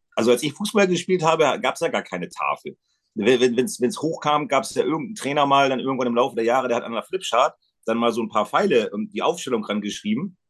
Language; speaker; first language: German; native; German